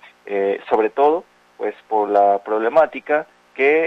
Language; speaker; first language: Spanish; native; Spanish